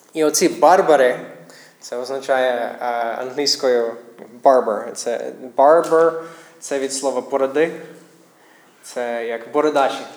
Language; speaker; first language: Ukrainian; non-native, fluent; English